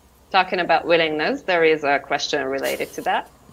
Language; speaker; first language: English; non-native, fluent; Hungarian